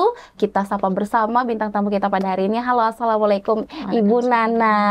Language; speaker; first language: Indonesian; native; Indonesian